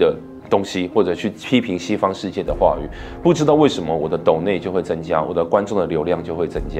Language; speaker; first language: Chinese; native; Chinese